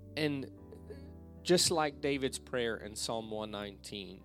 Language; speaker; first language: English; native; English